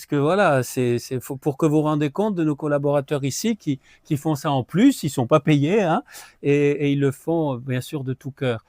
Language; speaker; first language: French; native; French